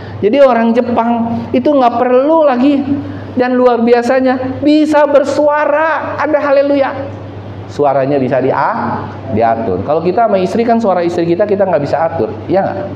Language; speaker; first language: Indonesian; native; Indonesian